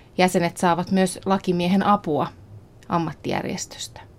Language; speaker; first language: Finnish; native; Finnish